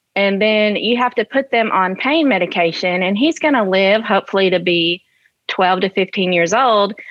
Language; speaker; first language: English; native; English